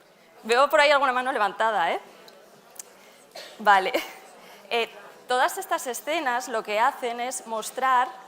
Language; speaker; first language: Spanish; native; Spanish